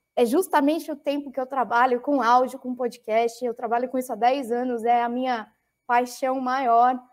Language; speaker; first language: Portuguese; native; Portuguese